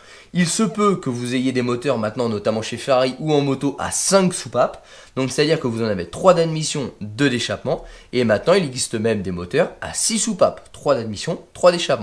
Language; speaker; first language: French; native; French